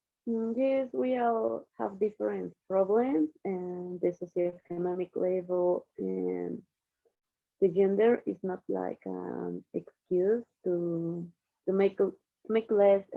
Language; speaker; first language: English; non-native, learner; Spanish